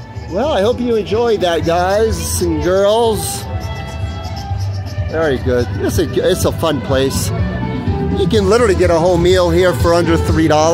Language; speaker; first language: English; native; English